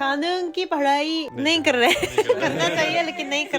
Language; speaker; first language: Hindi; non-native, fluent; Japanese